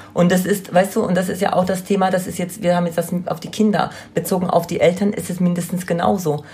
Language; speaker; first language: German; non-native, fluent; Polish